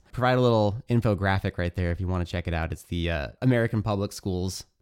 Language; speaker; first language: English; native; English